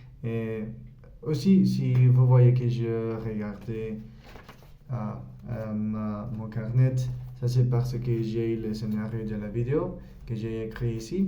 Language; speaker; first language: French; non-native, learner; Spanish